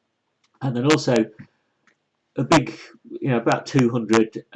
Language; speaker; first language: English; native; English